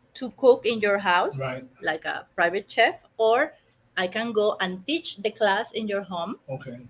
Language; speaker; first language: English; non-native, learner; Spanish